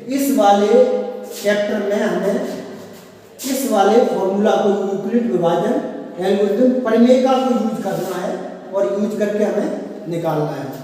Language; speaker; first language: Hindi; native; Hindi